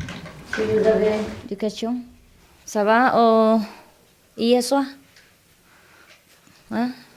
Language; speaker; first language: French; non-native, learner; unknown